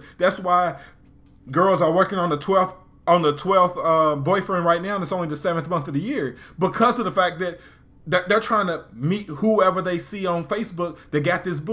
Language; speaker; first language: English; native; English